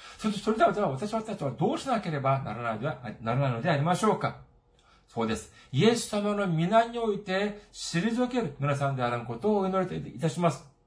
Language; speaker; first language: Japanese; non-native, fluent; Korean